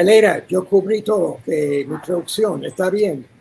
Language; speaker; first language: Spanish; non-native, learner; English